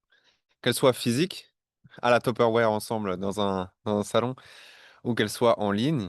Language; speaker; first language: French; native; French